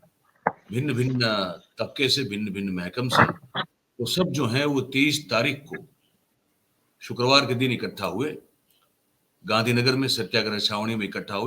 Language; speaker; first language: Hindi; non-native, local second language; Gujarati